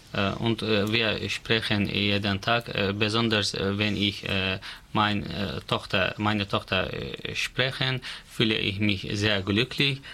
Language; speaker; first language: German; non-native, learner; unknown